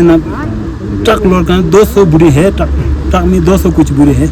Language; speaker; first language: Hindi; non-native, local second language; Tibetan